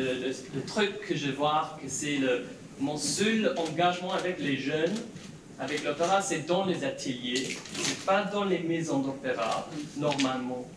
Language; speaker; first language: French; non-native, fluent; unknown